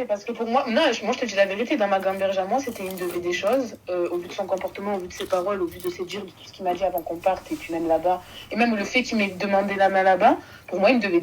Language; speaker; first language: French; native; French